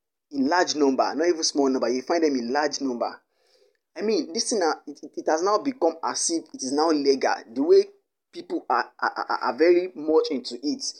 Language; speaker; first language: English; non-native, local second language; Yoruba